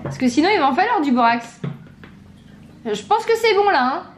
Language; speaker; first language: French; native; French